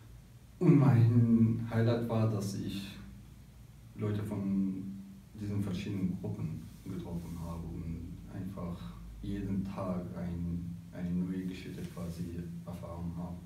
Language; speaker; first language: German; non-native, fluent; Arabic